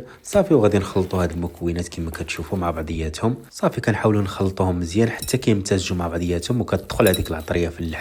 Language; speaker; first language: Arabic; native; Arabic